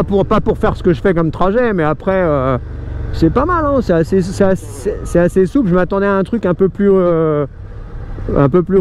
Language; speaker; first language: French; native; French